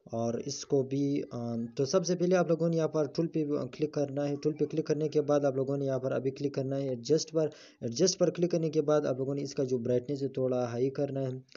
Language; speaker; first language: Urdu; non-native, local second language; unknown